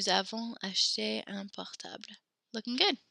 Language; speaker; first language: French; non-native, fluent; English